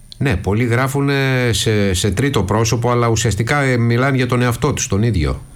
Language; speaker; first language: Greek; native; Greek